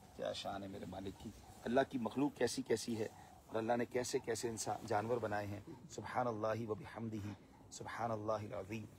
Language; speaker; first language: Urdu; native; Urdu